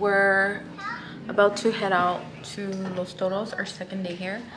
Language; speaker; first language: English; early bilingual, other home language; Spanish